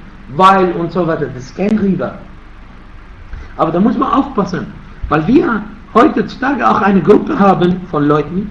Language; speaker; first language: German; non-native, fluent; Arabic